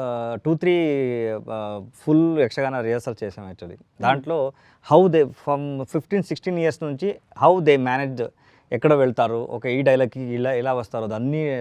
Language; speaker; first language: Telugu; non-native, learner; Kannada